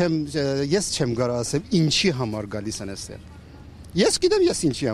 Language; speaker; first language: Armenian; non-native, fluent; Persian